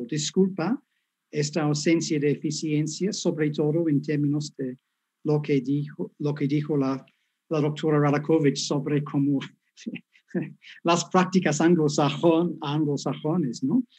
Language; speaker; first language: Spanish; non-native, fluent; English